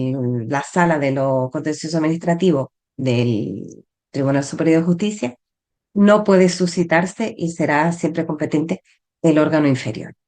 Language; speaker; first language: Spanish; native; Spanish